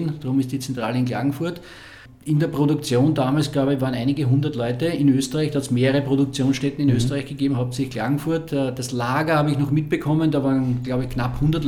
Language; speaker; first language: German; native; German